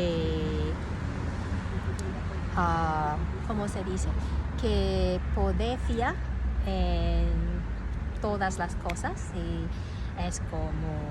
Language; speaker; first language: Spanish; non-native, learner; Cantonese